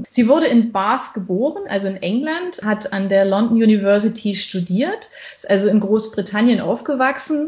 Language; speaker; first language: German; native; German